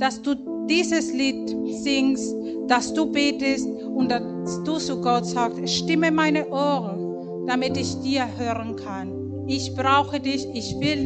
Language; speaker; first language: German; non-native, fluent; Spanish